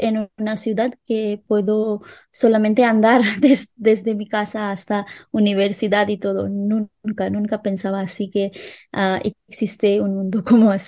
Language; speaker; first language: Spanish; non-native, local second language; Hindi